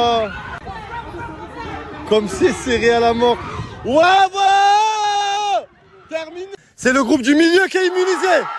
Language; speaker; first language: French; native; French